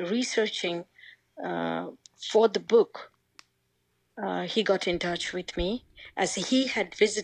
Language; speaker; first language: English; non-native, local second language; Bangla